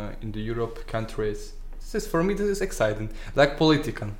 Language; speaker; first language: English; non-native, learner; Polish